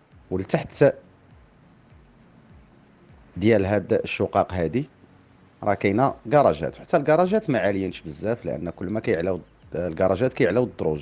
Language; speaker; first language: Arabic; native; Arabic